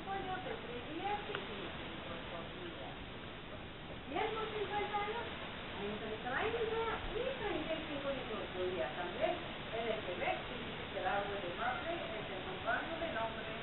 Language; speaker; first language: Spanish; non-native, learner; French